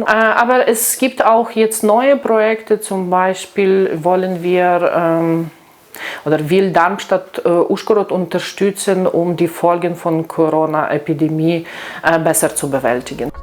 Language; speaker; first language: German; non-native, fluent; Ukrainian